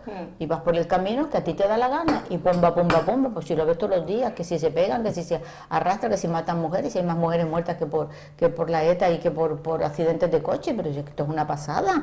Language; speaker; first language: Spanish; native; Spanish